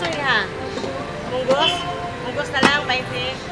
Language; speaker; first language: Filipino; non-native, local second language; Cebuano